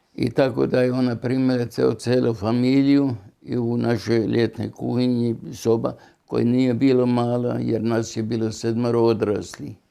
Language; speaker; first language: Bosnian; non-native, local second language; German